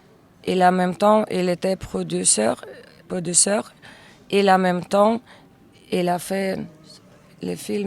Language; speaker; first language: French; non-native, learner; Russian